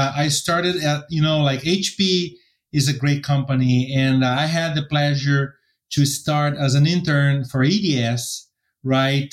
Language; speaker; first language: English; non-native, fluent; Portuguese